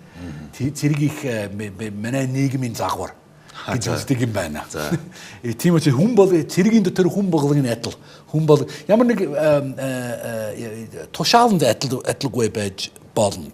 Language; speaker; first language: Mongolian; non-native, fluent; English